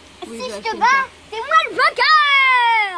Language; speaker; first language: French; native; French